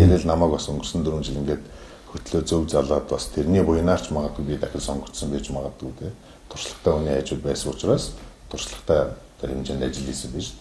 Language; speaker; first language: Mongolian; non-native, local second language; Kazakh